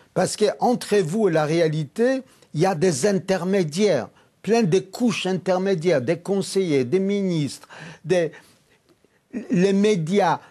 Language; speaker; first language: French; non-native, fluent; Polish